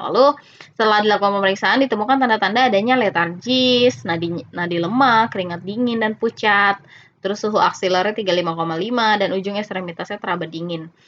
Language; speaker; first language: Indonesian; native; Indonesian